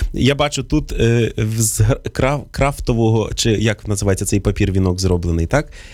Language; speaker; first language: Ukrainian; native; Ukrainian